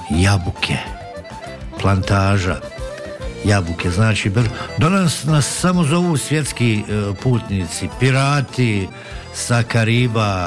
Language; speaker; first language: Bosnian; native; Bosnian